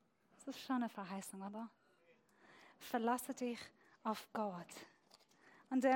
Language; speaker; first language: German; non-native, fluent; Persian